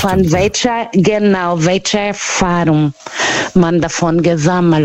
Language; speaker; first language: German; non-native, learner; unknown